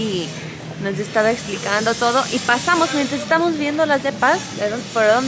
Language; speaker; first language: Spanish; non-native, fluent; English